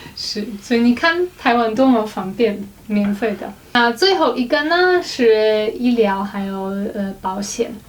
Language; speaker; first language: Chinese; non-native, fluent; Polish